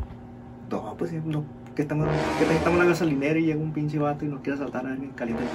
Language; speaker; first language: Spanish; native; Spanish